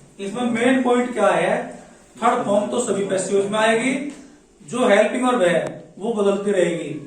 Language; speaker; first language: Hindi; native; Hindi